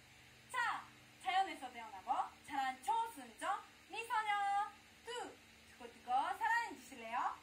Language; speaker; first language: Korean; non-native, learner; Japanese